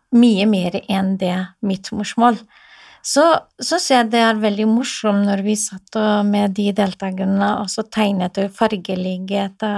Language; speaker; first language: Norwegian; non-native, fluent; Assyrian Neo-Aramaic